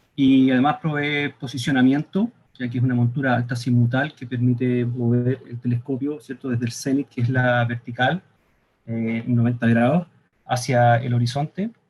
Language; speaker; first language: Spanish; native; Spanish